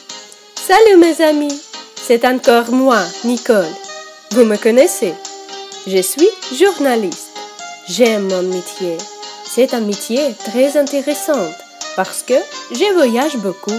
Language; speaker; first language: French; non-native, learner; Russian